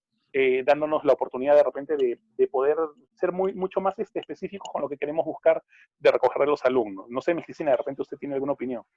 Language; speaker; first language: Spanish; native; Spanish